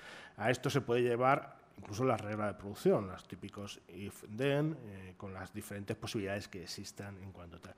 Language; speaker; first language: Spanish; native; Spanish